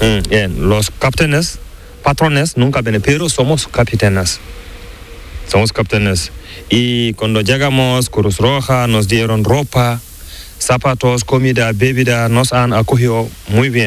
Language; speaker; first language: Spanish; non-native, learner; Fula